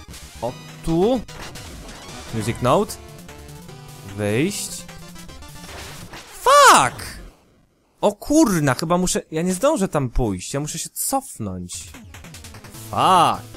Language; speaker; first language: Polish; native; Polish